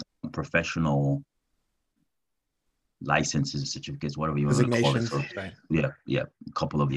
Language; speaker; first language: English; non-native, local second language; French